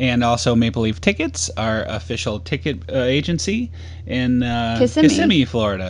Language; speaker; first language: English; native; English